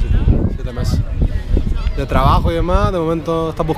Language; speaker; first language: Spanish; native; Spanish